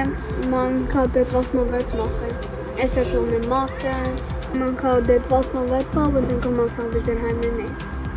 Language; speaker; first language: German; early bilingual, other home language; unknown